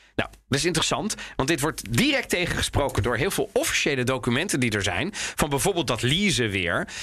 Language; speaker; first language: Dutch; early bilingual, other home language; Italian